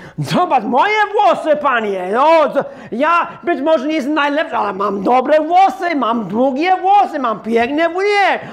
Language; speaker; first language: Polish; non-native, fluent; English